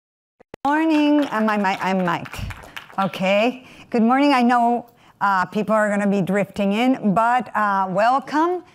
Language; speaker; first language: English; non-native, fluent; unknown